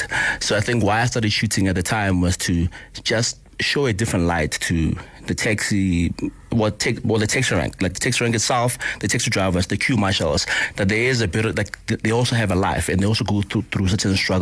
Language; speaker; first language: English; non-native, local second language; Northern Sotho